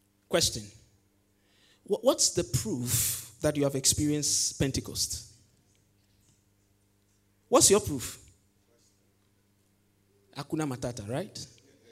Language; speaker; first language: English; non-native, local second language; Ewe